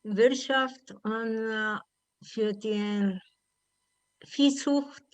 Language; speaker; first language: German; non-native, learner; Spanish